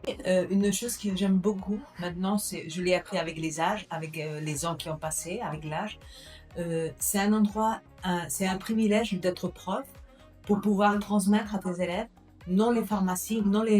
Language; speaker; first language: French; non-native, fluent; Spanish